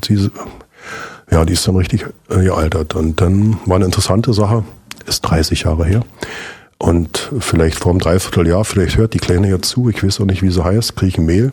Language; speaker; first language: German; native; German